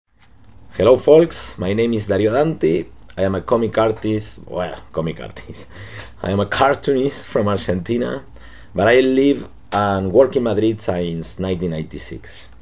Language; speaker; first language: English; non-native, local second language; Spanish